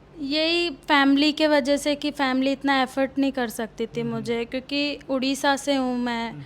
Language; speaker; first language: Hindi; early bilingual, other home language; Odia